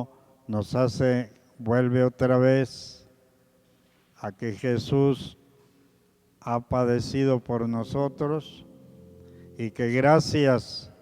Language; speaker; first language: Spanish; native; Spanish